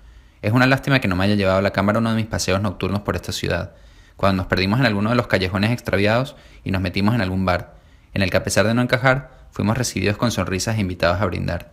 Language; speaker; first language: Spanish; native; Spanish